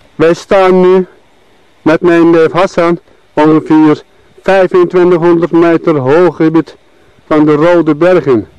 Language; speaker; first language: Dutch; non-native, learner; Turkish